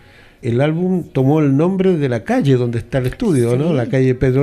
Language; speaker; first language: Spanish; native; Spanish